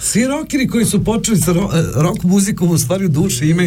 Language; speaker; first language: Serbian; native; Serbian